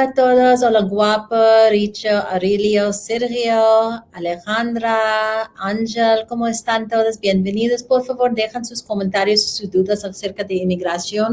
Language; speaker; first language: Spanish; non-native, learner; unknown